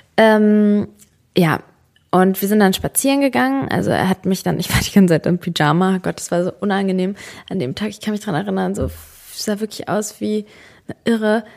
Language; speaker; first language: German; early bilingual, other home language; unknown